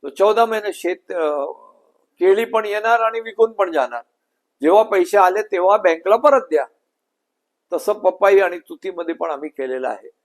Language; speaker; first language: Marathi; non-native, local second language; Gujarati